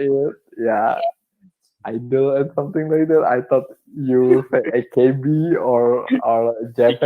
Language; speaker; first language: English; non-native, learner; Indonesian